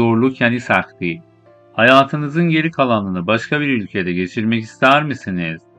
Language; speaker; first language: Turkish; non-native, fluent; Persian